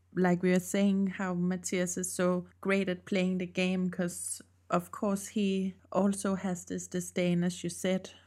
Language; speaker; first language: English; non-native, fluent; Danish